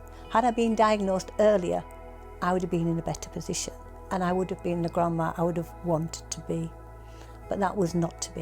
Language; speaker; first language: English; native; English